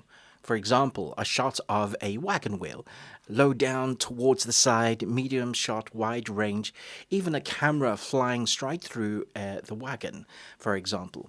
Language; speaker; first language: English; native; English